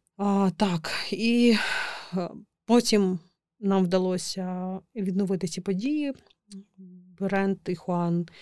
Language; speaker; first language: Ukrainian; non-native, local second language; Crimean Tatar